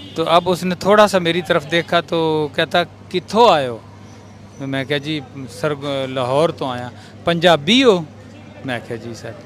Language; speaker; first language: Urdu; non-native, local second language; Punjabi